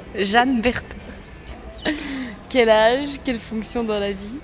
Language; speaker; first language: French; native; French